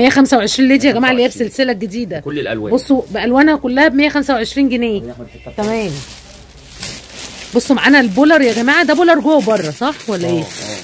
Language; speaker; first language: Arabic; native; Arabic